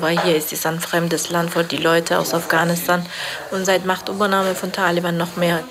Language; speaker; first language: German; non-native, learner; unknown